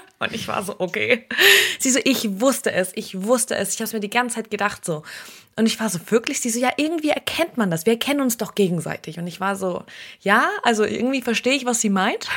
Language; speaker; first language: German; early bilingual, other home language; Russian